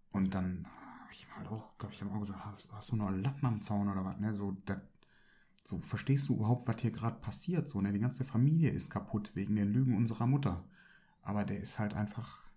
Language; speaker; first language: German; early bilingual, other home language; Turkish